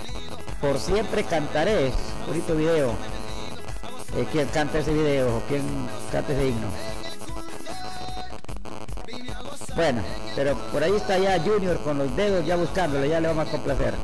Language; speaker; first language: Spanish; native; Spanish